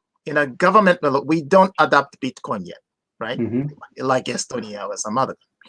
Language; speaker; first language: English; non-native, fluent; Japanese